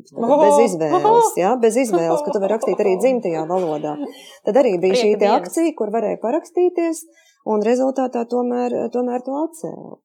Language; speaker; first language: Latvian; native; Latvian